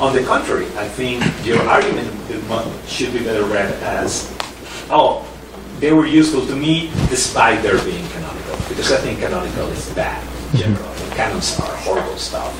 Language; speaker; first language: English; non-native, fluent; Spanish